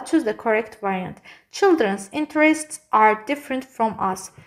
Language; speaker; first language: English; non-native, fluent; Azerbaijani